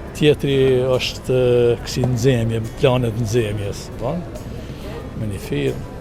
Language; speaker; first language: Albanian; native; Albanian